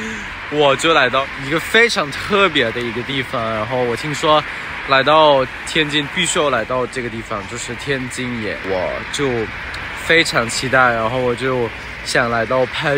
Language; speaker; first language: Chinese; non-native, fluent; Thai